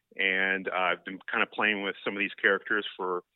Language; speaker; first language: English; native; English